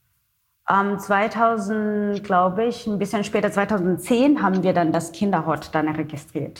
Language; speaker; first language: German; non-native, learner; Xhosa